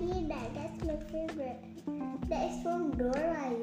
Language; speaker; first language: English; non-native, learner; Indonesian